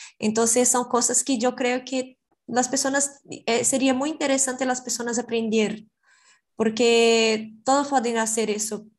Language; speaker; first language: Spanish; non-native, learner; Portuguese